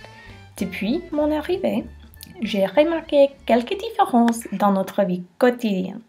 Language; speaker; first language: French; non-native, learner; English